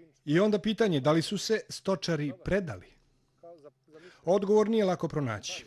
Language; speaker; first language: Bosnian; native; Bosnian